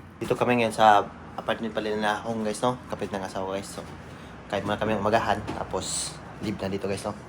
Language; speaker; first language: Filipino; native; Filipino